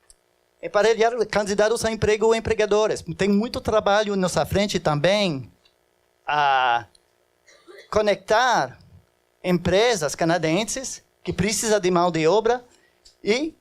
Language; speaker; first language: Portuguese; non-native, fluent; French